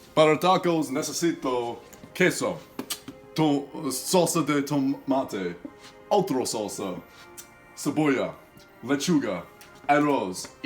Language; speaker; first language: Spanish; non-native, learner; English